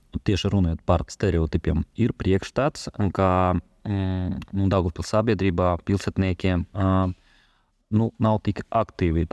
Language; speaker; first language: Latvian; non-native, local second language; Russian